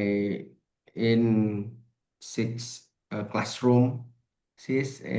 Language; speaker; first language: English; non-native, learner; Indonesian